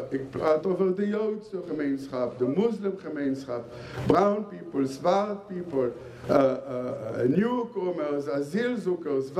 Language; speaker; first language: Dutch; non-native, fluent; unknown